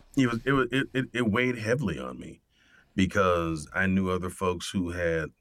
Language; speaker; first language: English; native; English